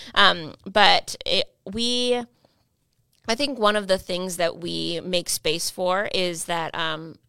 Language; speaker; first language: English; native; English